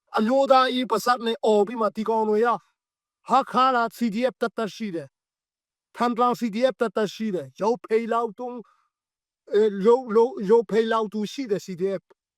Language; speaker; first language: Burmese; non-native, local second language; Hakha Chin